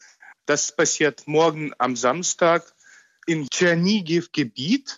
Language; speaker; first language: German; non-native, fluent; Ukrainian